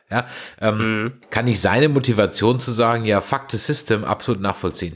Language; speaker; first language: German; native; German